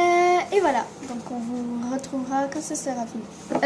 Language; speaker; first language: French; native; French